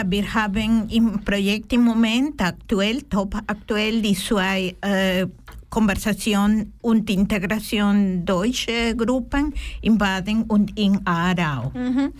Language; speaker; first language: German; non-native, fluent; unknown